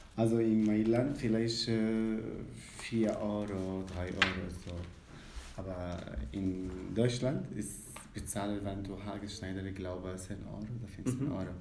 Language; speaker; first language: German; non-native, learner; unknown